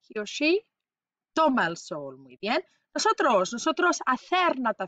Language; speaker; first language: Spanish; non-native, fluent; English